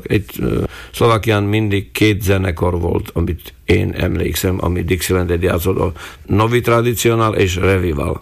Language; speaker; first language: Hungarian; non-native, local second language; Slovak